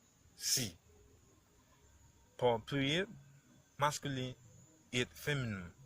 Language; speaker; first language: French; non-native, learner; Spanish